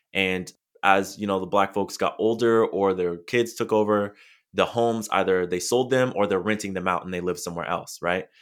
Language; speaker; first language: English; native; English